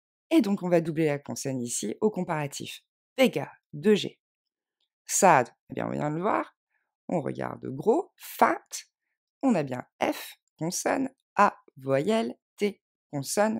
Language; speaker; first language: French; native; French